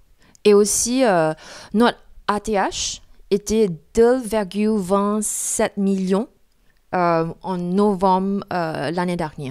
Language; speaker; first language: French; non-native, fluent; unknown